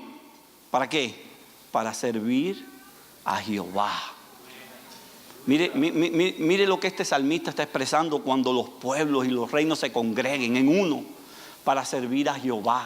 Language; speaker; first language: Spanish; native; Spanish